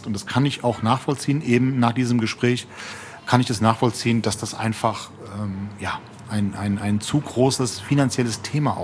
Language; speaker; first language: German; native; German